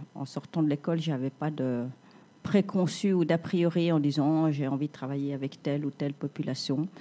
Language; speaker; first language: French; native; French